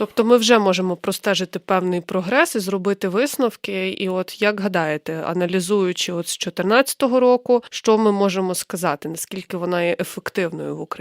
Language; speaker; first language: Ukrainian; native; Ukrainian